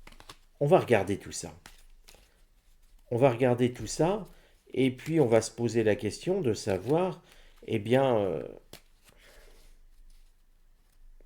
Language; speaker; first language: French; native; French